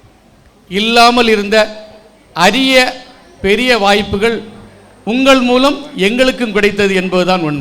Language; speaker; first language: Tamil; native; Tamil